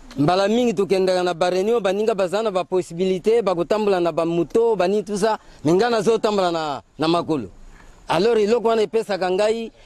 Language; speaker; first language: Lingala; non-native, local second language; Kituba (Democratic Republic of Congo)